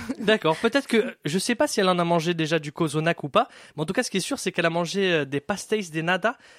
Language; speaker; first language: French; native; French